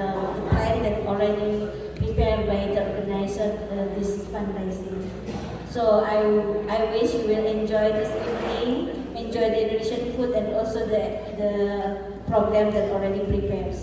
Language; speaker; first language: English; non-native, fluent; Indonesian